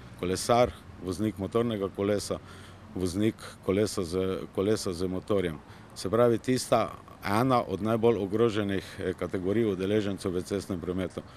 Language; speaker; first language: Slovenian; native; Slovenian